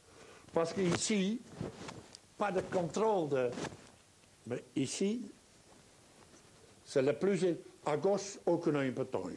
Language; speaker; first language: French; non-native, learner; Japanese